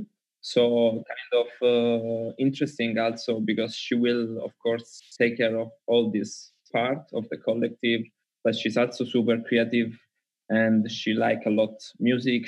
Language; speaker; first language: English; non-native, learner; Italian